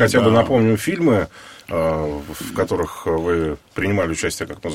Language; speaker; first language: Russian; native; Russian